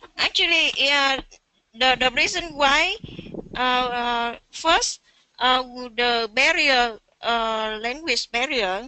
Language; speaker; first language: English; non-native, learner; Vietnamese